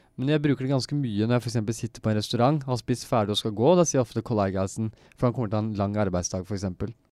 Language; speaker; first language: Norwegian; early bilingual, other home language; Turkish